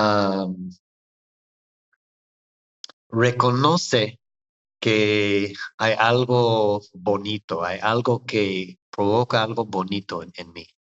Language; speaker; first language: Spanish; non-native, fluent; English